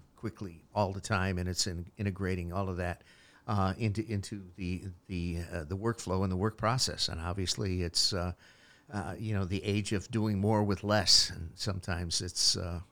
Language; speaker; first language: English; native; English